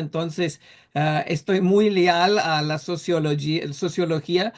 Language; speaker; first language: Spanish; non-native, fluent; English